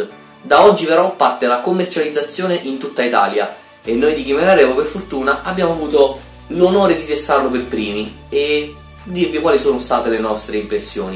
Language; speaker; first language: Italian; native; Italian